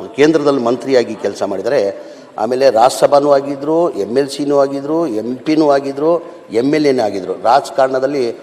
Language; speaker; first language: Kannada; non-native, local second language; Urdu